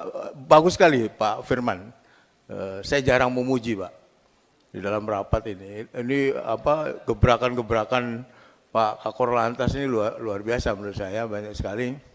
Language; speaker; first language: Indonesian; native; Indonesian